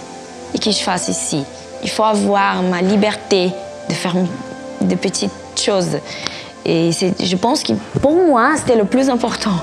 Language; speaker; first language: French; non-native, fluent; Portuguese